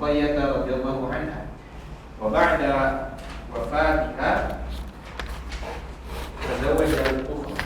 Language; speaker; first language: Arabic; non-native, learner; Indonesian